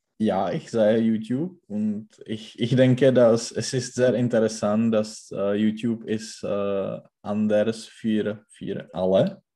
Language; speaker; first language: German; non-native, learner; Czech